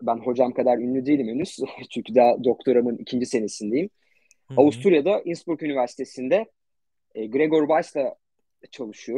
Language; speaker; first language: Turkish; native; Turkish